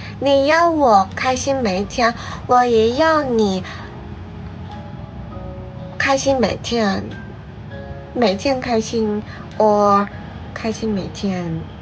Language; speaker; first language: Chinese; non-native, learner; Thai